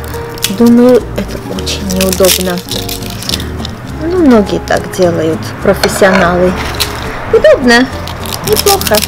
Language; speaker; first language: Russian; non-native, fluent; Armenian